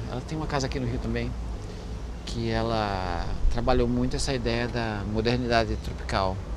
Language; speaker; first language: Portuguese; early bilingual, other home language; English